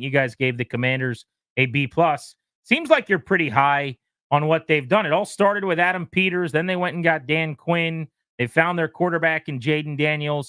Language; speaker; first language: English; native; English